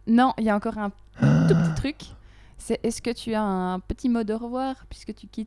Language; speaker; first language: French; native; French